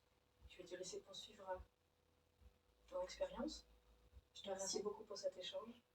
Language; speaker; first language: French; native; French